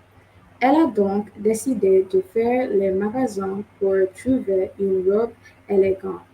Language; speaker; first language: French; non-native, learner; English